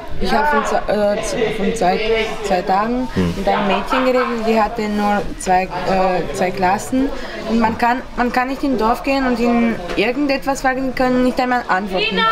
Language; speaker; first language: German; non-native, fluent; Romanian